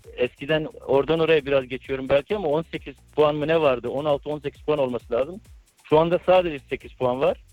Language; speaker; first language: Turkish; early bilingual, heritage; Turkish